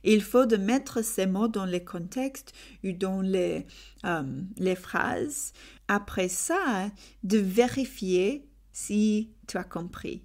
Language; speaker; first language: French; non-native, learner; English